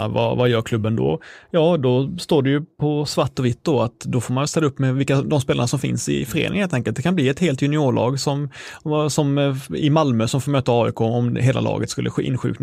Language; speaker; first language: Swedish; native; Swedish